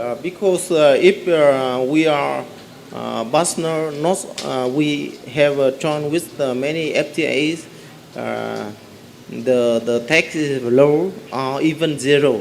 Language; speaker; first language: English; non-native, learner; Vietnamese